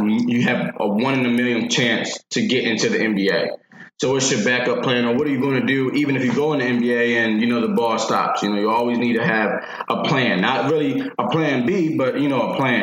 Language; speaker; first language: English; native; English